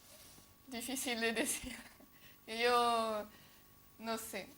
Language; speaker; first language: Spanish; non-native, fluent; French